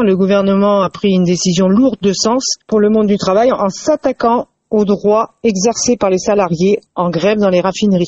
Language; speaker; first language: French; native; French